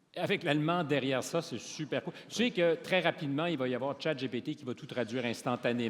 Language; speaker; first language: French; native; French